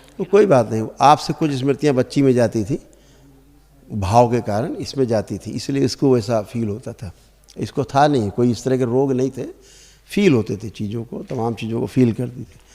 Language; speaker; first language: Hindi; native; Hindi